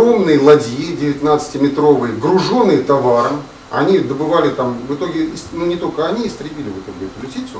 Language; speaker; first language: Russian; native; Russian